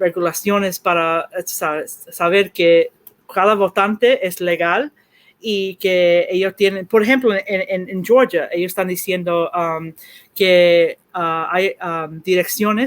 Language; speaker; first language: Spanish; early bilingual, heritage; Spanish